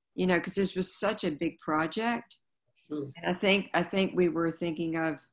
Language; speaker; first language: English; native; English